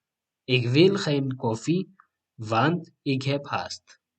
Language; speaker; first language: Dutch; non-native, fluent; Tigrinya